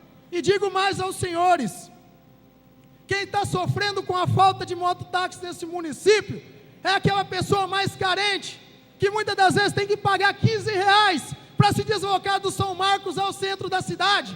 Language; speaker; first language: Portuguese; native; Portuguese